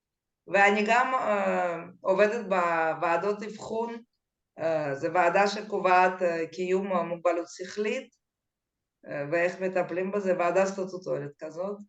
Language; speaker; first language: Hebrew; non-native, fluent; Russian